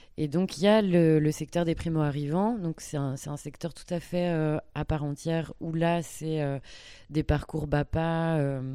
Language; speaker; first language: French; native; French